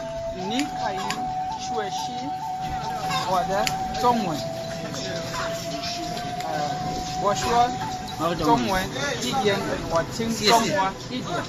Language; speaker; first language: Chinese; non-native, learner; Southern Sotho